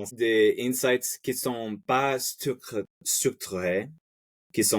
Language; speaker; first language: French; non-native, fluent; Spanish